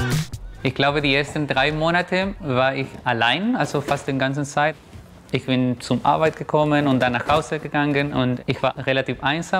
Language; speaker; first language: German; non-native, fluent; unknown